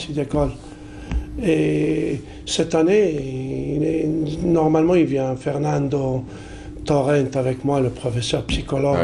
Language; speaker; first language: French; non-native, local second language; Arabic